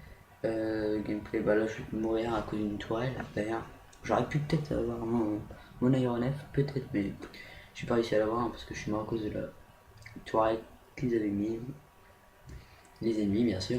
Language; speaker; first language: French; native; French